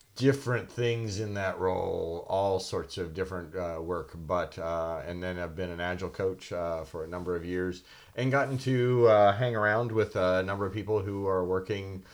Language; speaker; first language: English; native; English